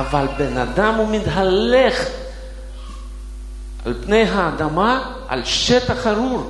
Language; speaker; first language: Hebrew; non-native, fluent; Russian